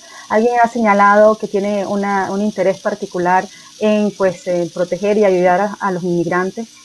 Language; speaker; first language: Spanish; native; Spanish